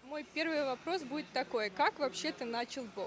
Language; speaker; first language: Russian; native; Russian